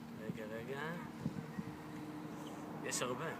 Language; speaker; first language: Hebrew; native; Hebrew